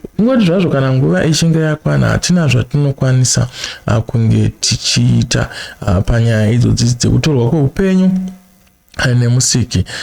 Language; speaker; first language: Shona; native; Shona